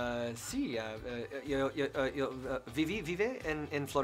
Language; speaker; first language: Spanish; non-native, learner; English